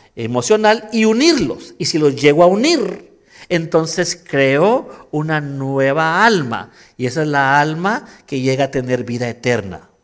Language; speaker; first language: Spanish; native; Spanish